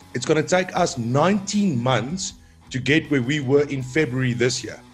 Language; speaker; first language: English; non-native, local second language; Afrikaans